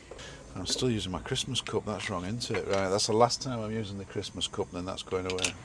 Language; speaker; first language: English; native; English